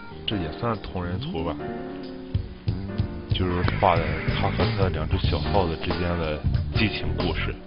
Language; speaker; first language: Chinese; native; Chinese